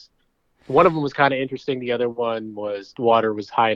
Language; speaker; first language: English; native; English